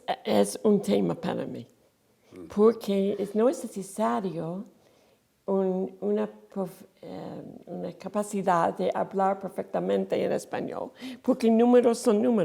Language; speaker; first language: Spanish; non-native, fluent; English